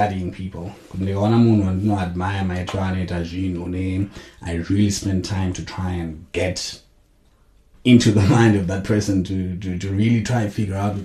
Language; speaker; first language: English; non-native, local second language; Shona